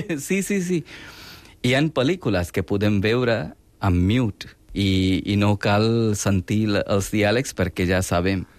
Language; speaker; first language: Catalan; non-native, fluent; Hindi